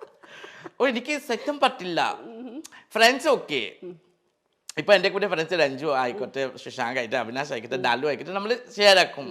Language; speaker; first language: Malayalam; non-native, fluent; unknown